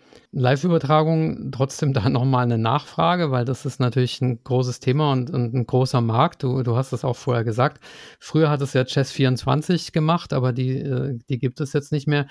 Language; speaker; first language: German; native; German